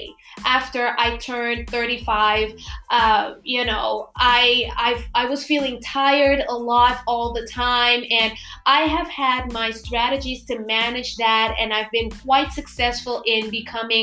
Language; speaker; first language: English; non-native, fluent; Papiamento